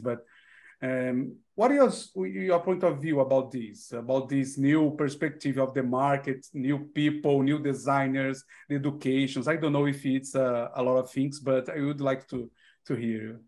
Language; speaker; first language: English; non-native, learner; Portuguese